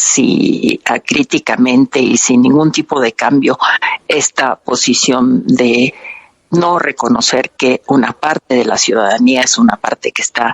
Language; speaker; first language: Spanish; native; Spanish